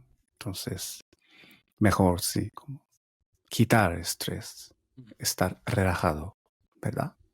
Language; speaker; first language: Spanish; non-native, learner; Japanese